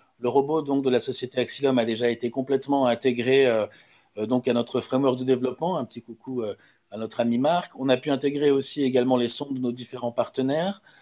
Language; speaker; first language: French; native; French